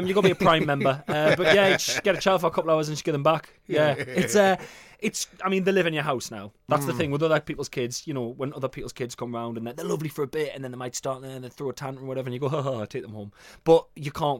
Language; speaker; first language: English; native; English